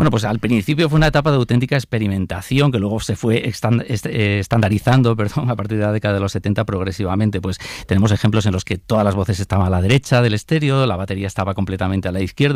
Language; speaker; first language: Spanish; native; Spanish